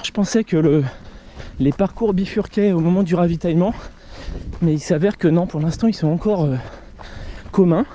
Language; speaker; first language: French; native; French